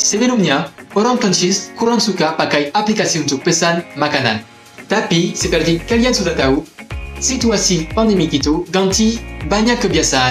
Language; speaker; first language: Indonesian; non-native, fluent; French